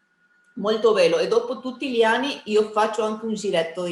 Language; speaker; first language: Italian; early bilingual, heritage; Spanish